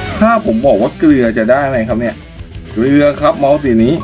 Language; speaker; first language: Thai; native; Thai